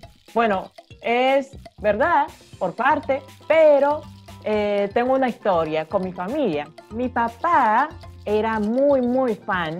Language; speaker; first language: Spanish; non-native, fluent; Japanese